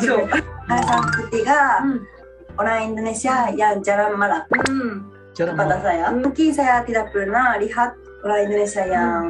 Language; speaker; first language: Indonesian; non-native, learner; Japanese